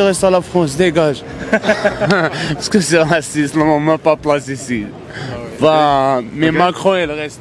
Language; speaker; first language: French; non-native, learner; Arabic